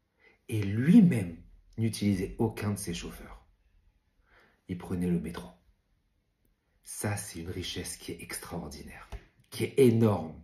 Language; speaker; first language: French; native; French